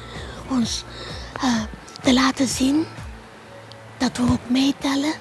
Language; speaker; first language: Dutch; non-native, local second language; Papiamento